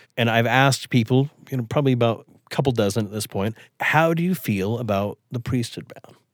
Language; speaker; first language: English; early bilingual, other home language; Swedish